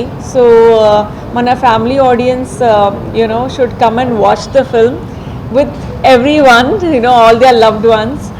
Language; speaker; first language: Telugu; non-native, fluent; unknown